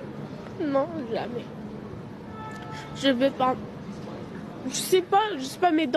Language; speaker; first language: French; non-native, learner; Arabic